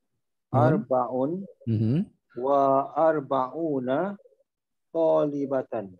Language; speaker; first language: Arabic; non-native, learner; Malay